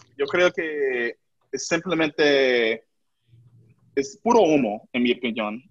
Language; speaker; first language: Spanish; non-native, local second language; English